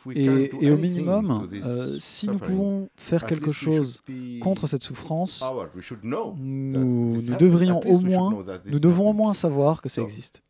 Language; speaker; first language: French; non-native, fluent; Arabic